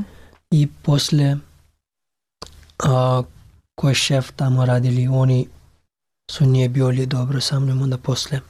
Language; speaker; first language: Serbian; non-native, learner; Pashto